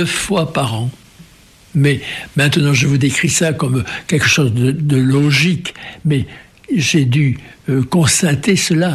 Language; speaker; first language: French; native; French